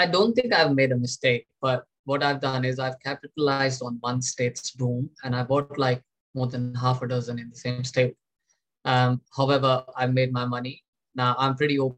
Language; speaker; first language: English; non-native, local second language; Hindi